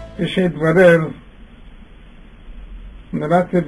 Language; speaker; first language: Hebrew; non-native, fluent; Yiddish